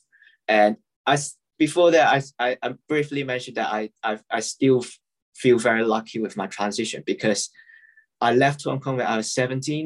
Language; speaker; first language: English; non-native, local second language; Cantonese